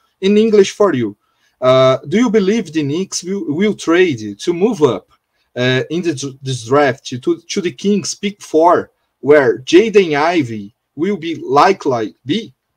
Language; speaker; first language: English; non-native, learner; Portuguese